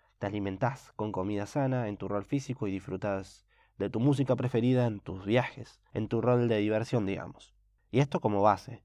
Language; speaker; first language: Spanish; native; Spanish